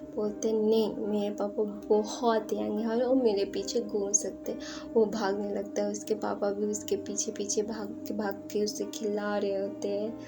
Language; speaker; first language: Hindi; non-native, local second language; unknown